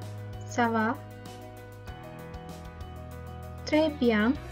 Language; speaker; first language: French; non-native, fluent; Sinhala